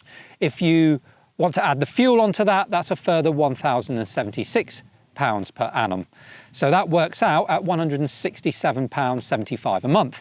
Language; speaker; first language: English; native; English